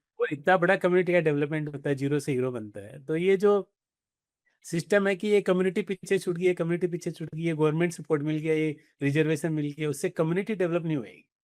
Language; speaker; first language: Hindi; native; Hindi